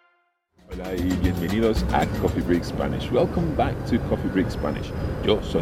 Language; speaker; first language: Spanish; non-native, fluent; English